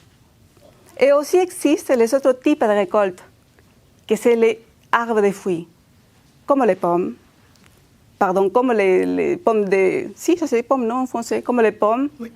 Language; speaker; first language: French; non-native, fluent; Spanish